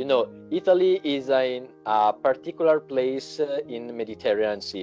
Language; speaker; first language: English; non-native, learner; Italian